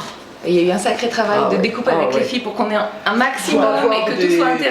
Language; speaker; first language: French; native; French